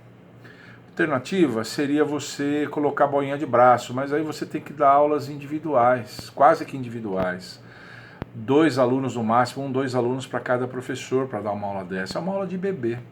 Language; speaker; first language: Portuguese; native; Portuguese